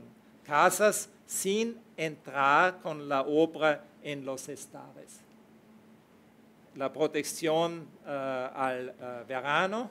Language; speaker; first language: Spanish; non-native, fluent; German